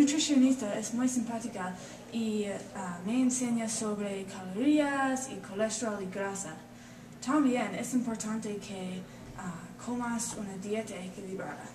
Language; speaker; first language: Spanish; non-native, learner; English